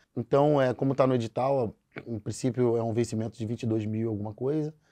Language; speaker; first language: Portuguese; native; Portuguese